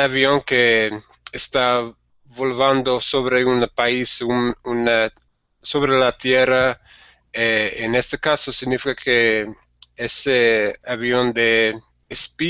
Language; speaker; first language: Spanish; non-native, learner; English